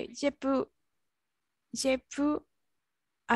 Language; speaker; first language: French; non-native, learner; Spanish